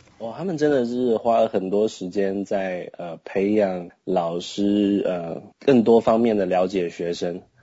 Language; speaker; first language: Chinese; early bilingual, heritage; Chinese